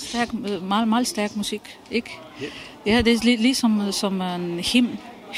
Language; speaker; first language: Danish; non-native, fluent; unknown